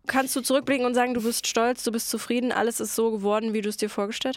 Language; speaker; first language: German; native; German